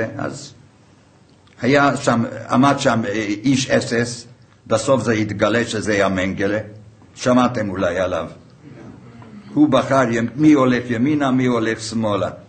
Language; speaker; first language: Hebrew; non-native, fluent; Hungarian